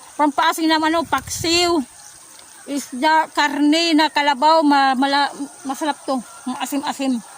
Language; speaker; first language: Filipino; native; Filipino